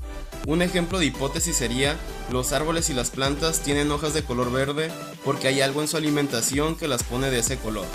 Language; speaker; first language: Spanish; native; Spanish